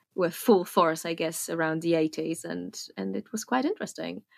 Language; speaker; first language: English; non-native, fluent; Polish